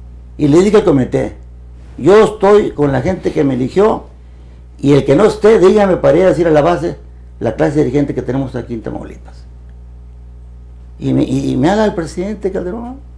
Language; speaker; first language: Spanish; native; Spanish